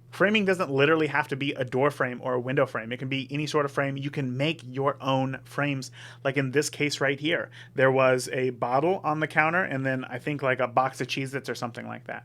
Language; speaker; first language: English; native; English